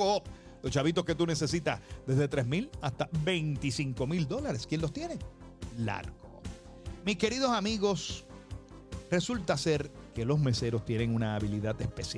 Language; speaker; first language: Spanish; native; Spanish